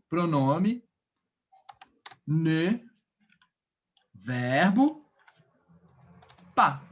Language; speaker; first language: French; non-native, fluent; Portuguese